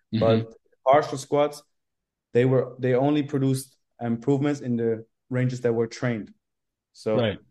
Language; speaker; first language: English; non-native, fluent; German